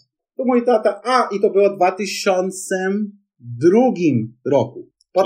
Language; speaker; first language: Polish; non-native, fluent; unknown